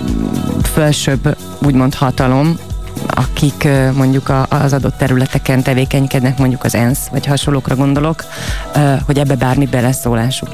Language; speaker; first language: Hungarian; native; Hungarian